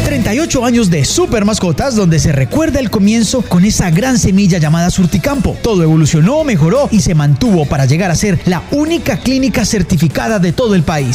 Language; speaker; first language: Spanish; native; Spanish